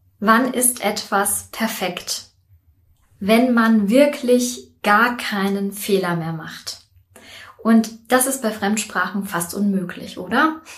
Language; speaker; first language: German; native; German